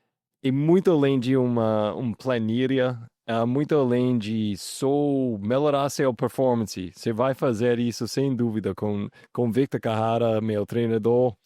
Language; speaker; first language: Portuguese; non-native, fluent; English